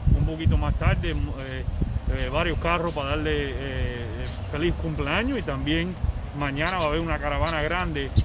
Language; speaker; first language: Spanish; early bilingual, heritage; Spanish